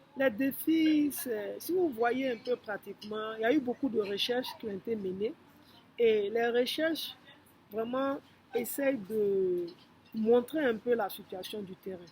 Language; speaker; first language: French; non-native, fluent; Yoruba